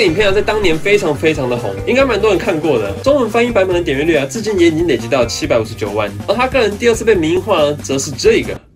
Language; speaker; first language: Chinese; native; Chinese